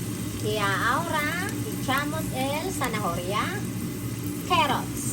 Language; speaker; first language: Spanish; non-native, learner; Filipino